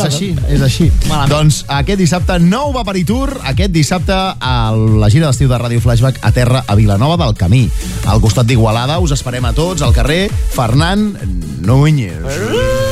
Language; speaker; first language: Catalan; native; Catalan